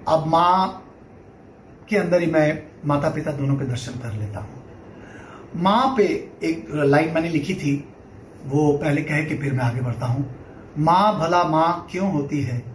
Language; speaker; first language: Hindi; non-native, local second language; Bangla